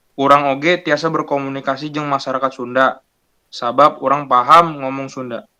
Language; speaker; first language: Sundanese; non-native, local second language; Indonesian